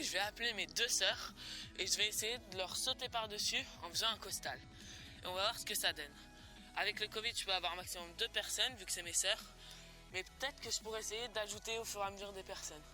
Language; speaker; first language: French; native; French